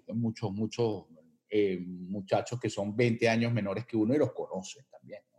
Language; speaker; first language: Spanish; native; Spanish